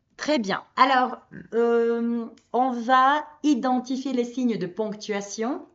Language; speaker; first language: French; non-native, fluent; Spanish